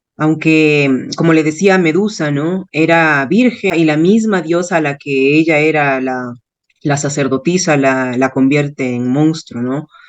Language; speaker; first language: Spanish; native; Spanish